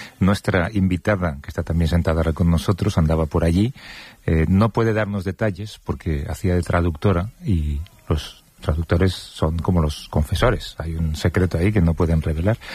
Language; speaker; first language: Spanish; native; Spanish